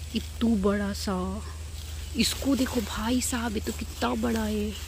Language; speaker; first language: Hindi; non-native, local second language; Nepali